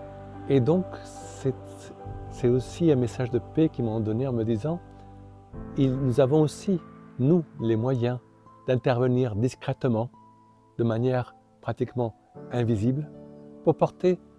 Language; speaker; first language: French; native; French